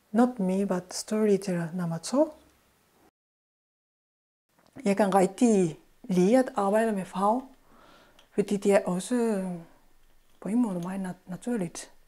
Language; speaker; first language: Danish; non-native, fluent; Japanese